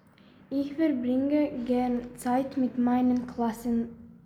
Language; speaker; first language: German; non-native, learner; Greek